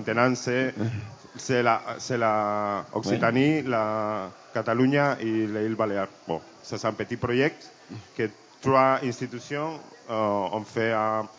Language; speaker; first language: French; non-native, learner; Spanish